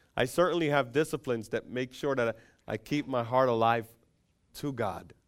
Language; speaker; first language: English; non-native, fluent; Spanish